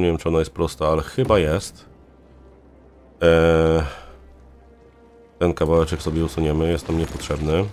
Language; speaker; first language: Polish; native; Polish